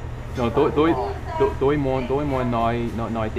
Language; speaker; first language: Vietnamese; non-native, learner; English